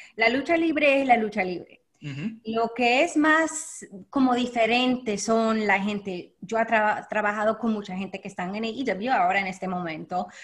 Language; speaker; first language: Spanish; early bilingual, heritage; Spanish